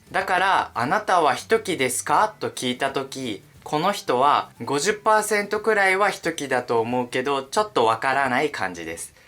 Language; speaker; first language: Japanese; native; Japanese